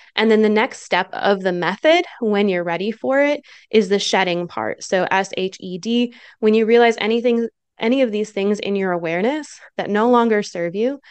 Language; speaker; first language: English; native; English